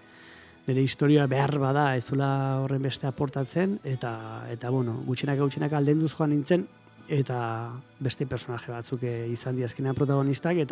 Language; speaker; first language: Basque; native; Basque